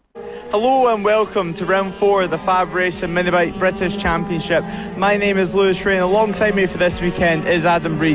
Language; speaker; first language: English; native; English